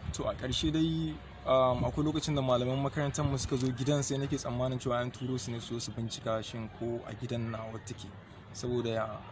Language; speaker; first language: Hausa; native; Hausa